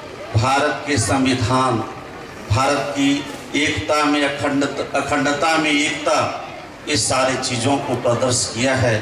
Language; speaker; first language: Hindi; native; Hindi